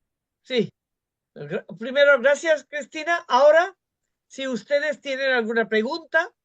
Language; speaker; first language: Spanish; non-native, fluent; Bangla